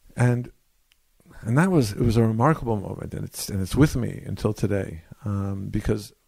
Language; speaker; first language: English; native; English